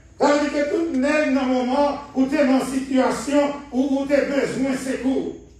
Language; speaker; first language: French; native; French